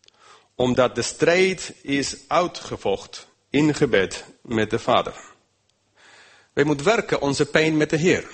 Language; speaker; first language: Dutch; non-native, fluent; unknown